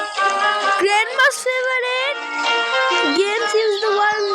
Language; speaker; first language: English; non-native, learner; Bangla